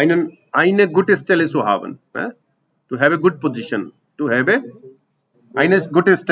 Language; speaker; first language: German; non-native, fluent; Hindi